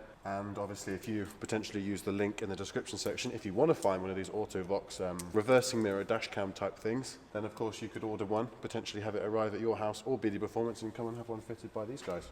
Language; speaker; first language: English; native; English